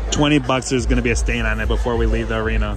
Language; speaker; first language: English; native; English